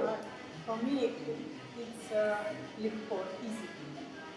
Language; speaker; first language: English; non-native, learner; Russian